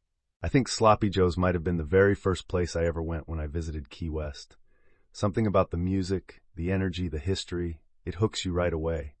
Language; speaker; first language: English; native; English